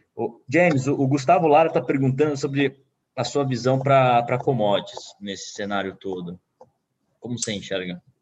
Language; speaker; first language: Portuguese; native; Portuguese